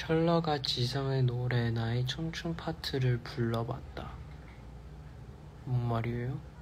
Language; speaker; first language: Korean; non-native, fluent; Chinese